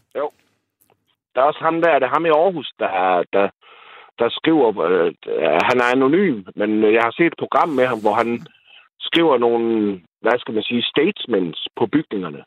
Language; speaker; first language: Danish; native; Danish